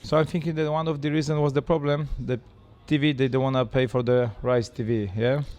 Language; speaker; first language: English; non-native, learner; Polish